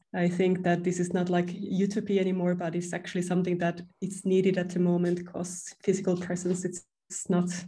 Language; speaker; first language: English; non-native, fluent; Finnish